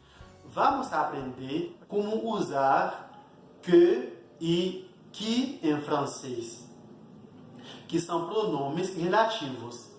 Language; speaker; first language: Portuguese; non-native, fluent; Haitian Creole